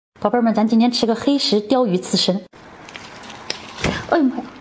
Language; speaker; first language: Chinese; native; Chinese